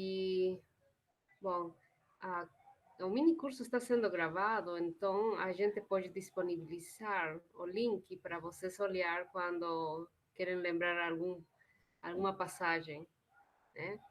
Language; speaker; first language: Portuguese; non-native, fluent; Spanish